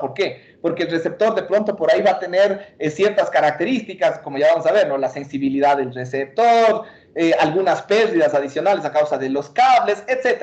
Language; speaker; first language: Spanish; native; Spanish